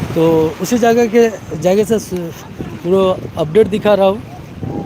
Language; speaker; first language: Hindi; non-native, local second language; Bangla